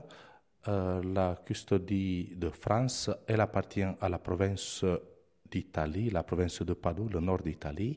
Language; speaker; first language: French; non-native, fluent; Romanian